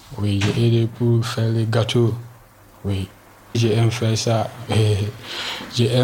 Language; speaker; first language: French; non-native, learner; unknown